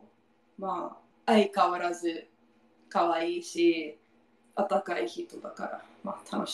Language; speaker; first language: Japanese; non-native, learner; English